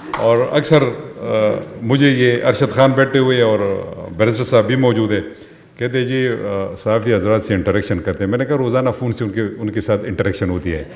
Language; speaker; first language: Urdu; non-native, local second language; Pashto